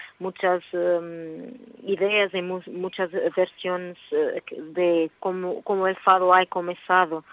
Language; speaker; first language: Spanish; non-native, learner; Portuguese